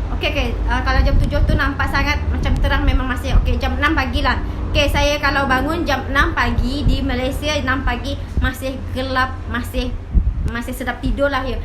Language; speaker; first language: Malay; native; Malay